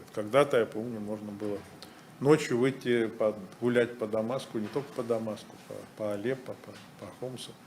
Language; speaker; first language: Russian; native; Russian